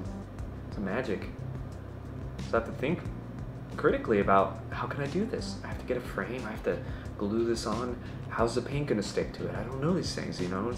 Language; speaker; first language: English; native; English